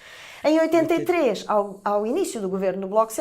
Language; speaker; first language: Portuguese; native; Portuguese